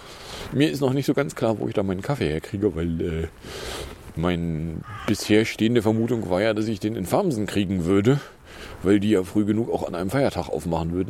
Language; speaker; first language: German; native; German